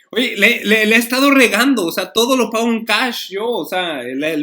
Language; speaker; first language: Spanish; native; Spanish